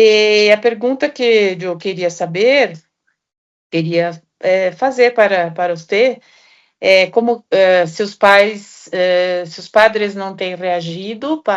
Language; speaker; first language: Portuguese; non-native, fluent; Spanish